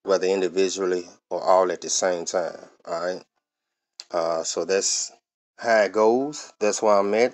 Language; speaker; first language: English; native; English